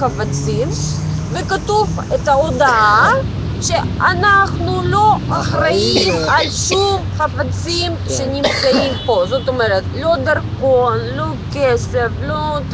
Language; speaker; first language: Hebrew; non-native, local second language; Russian